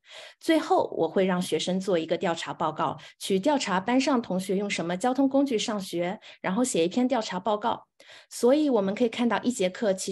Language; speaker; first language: Chinese; native; Chinese